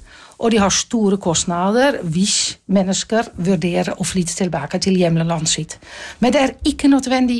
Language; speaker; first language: Norwegian; non-native, fluent; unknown